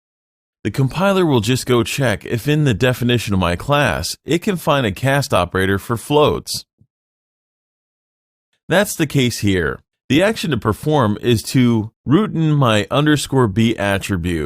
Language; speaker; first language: English; non-native, fluent; French